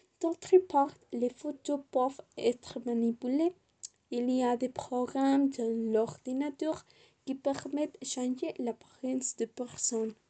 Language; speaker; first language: French; non-native, learner; Spanish